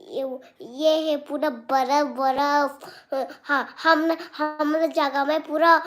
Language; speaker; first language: Hindi; non-native, local second language; Kok Borok